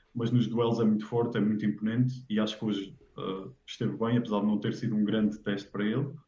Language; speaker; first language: Portuguese; native; Portuguese